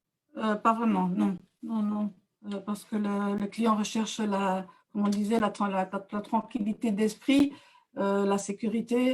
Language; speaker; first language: French; native; French